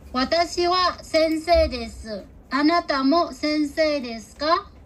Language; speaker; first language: Japanese; non-native, fluent; Bangla